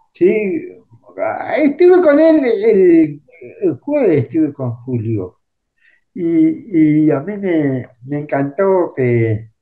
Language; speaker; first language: Spanish; native; Spanish